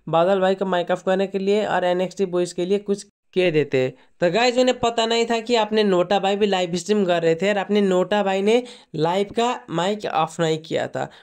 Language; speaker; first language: Hindi; native; Hindi